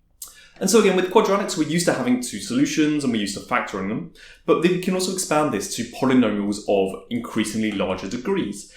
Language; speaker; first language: English; native; English